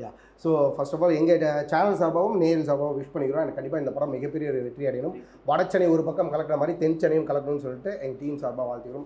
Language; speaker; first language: Tamil; native; Tamil